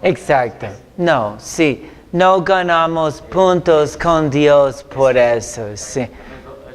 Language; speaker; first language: Spanish; non-native, fluent; English